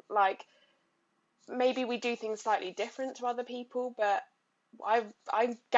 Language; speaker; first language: English; native; English